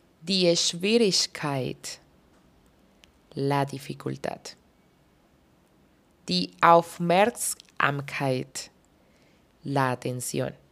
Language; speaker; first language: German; non-native, fluent; Spanish